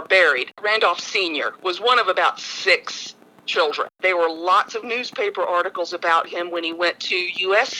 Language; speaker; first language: English; native; English